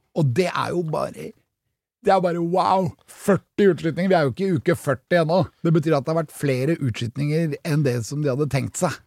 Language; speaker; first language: Norwegian; native; Norwegian